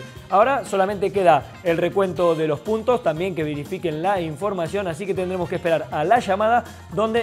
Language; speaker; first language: Spanish; native; Spanish